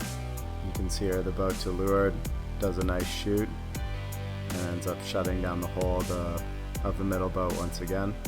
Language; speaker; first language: English; native; English